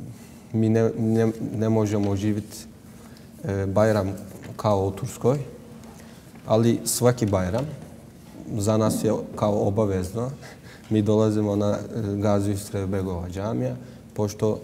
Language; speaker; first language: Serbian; non-native, learner; Turkish